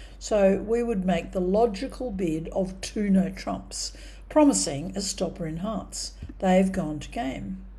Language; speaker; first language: English; native; English